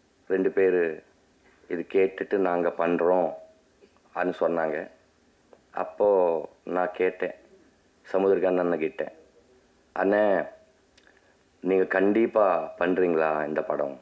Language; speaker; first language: Tamil; non-native, learner; Telugu